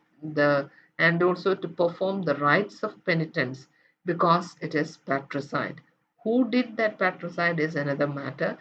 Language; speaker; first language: English; non-native, local second language; Malayalam